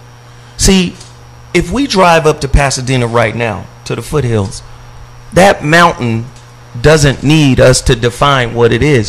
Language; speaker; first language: English; native; English